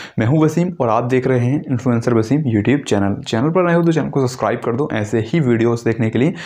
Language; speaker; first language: Hindi; native; Hindi